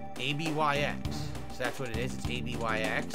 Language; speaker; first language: English; native; English